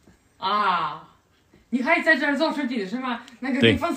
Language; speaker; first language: Chinese; non-native, learner; Russian